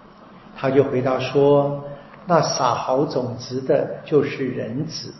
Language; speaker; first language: Chinese; native; Chinese